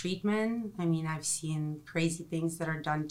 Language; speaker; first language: English; non-native, fluent; Ukrainian